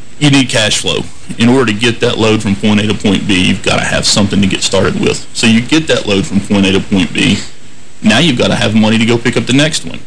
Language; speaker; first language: English; native; English